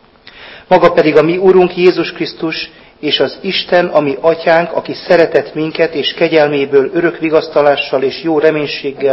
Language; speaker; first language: Hungarian; native; Hungarian